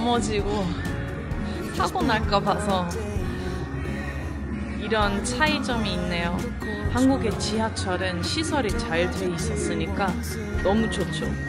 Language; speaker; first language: Korean; non-native, fluent; French